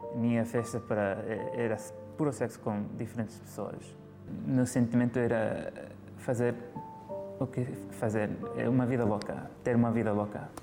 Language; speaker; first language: Portuguese; early bilingual, heritage; Portuguese